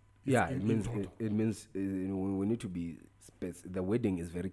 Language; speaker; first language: English; non-native, local second language; Tsonga